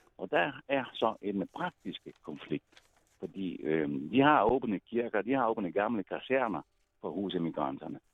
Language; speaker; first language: Danish; non-native, fluent; Italian